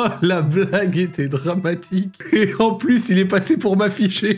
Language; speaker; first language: French; native; French